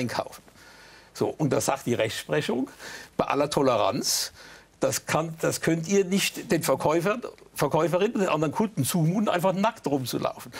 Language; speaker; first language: German; native; German